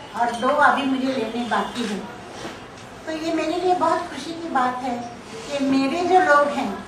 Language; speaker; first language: Hindi; non-native, local second language; Marathi